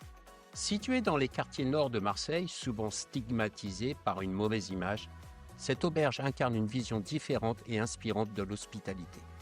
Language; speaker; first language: French; native; French